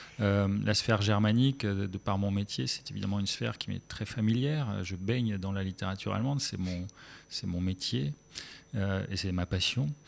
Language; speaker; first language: French; early bilingual, other home language; German